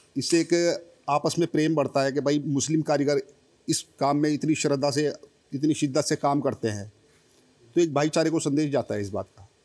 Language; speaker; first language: Hindi; native; Hindi